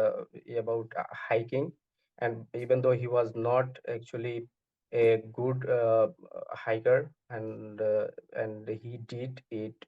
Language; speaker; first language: English; non-native, learner; Bangla